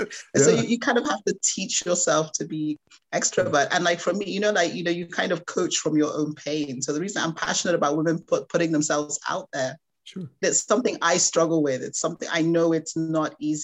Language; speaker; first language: English; non-native, local second language; Igbo